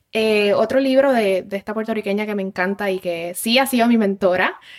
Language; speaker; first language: Spanish; native; Spanish